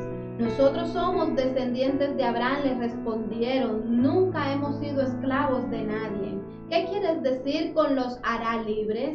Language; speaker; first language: Spanish; native; Spanish